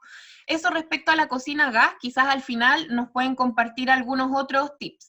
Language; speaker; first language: Spanish; native; Spanish